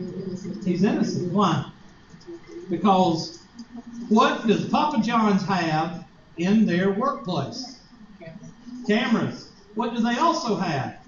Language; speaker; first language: English; native; English